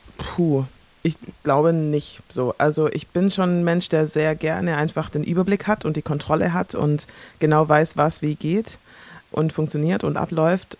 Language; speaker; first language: German; early bilingual, other home language; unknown